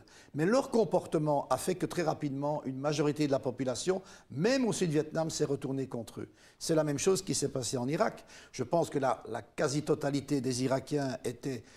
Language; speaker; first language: French; native; French